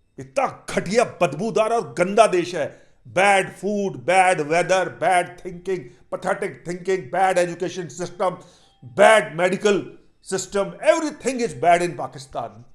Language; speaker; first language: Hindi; native; Hindi